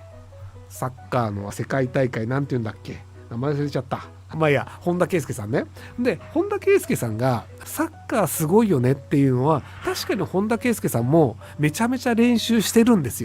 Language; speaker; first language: Japanese; native; Japanese